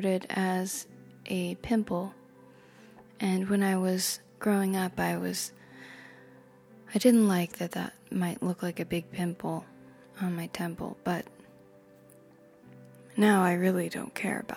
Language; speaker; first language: English; native; English